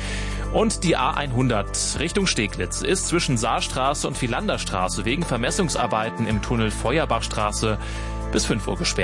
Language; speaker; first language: German; native; German